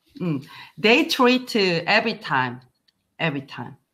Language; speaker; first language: English; non-native, learner; Korean